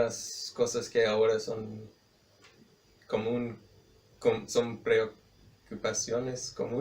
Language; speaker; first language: Spanish; non-native, fluent; English